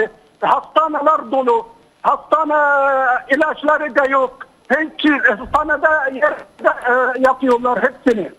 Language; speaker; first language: Turkish; non-native, fluent; Arabic